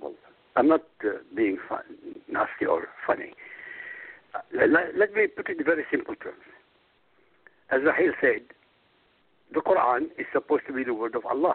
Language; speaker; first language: English; non-native, fluent; Arabic